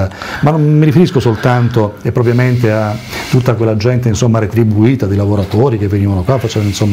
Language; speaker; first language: Italian; native; Italian